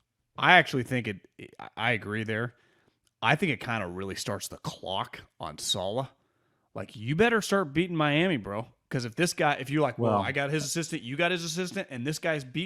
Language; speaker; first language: English; native; English